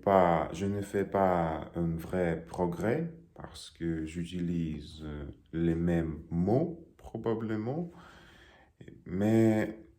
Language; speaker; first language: French; non-native, learner; Russian